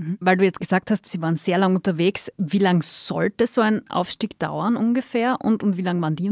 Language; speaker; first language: German; native; German